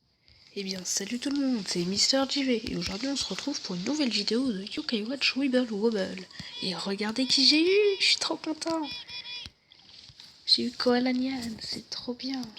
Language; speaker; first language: French; native; French